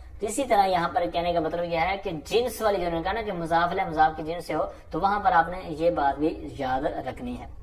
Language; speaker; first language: Urdu; non-native, local second language; Punjabi